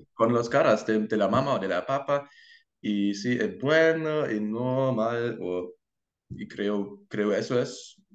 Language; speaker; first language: Spanish; non-native, learner; German